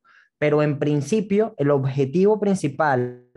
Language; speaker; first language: Spanish; native; Spanish